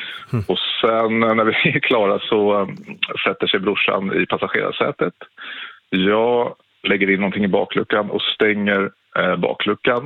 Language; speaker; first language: Swedish; native; Swedish